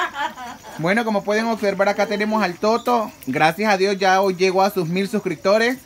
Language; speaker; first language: Spanish; native; Spanish